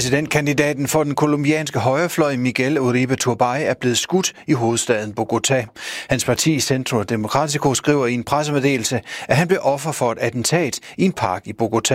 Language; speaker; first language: Danish; native; Danish